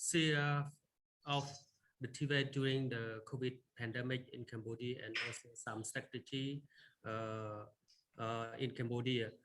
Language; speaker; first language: English; non-native, learner; Khmer